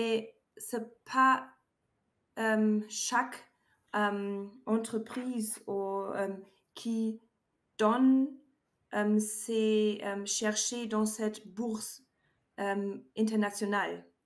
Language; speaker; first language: French; non-native, learner; German